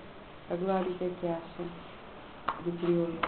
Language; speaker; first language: Portuguese; non-native, local second language; Kabuverdianu